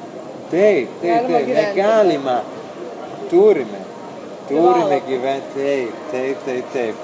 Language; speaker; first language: Lithuanian; non-native, learner; Italian